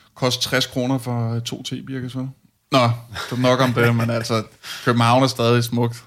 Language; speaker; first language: Danish; native; Danish